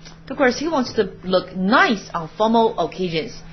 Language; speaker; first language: English; non-native, fluent; Chinese